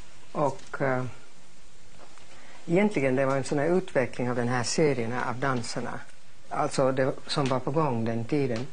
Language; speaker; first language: Swedish; non-native, fluent; English